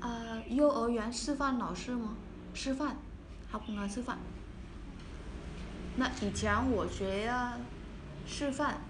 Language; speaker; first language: Chinese; non-native, fluent; Vietnamese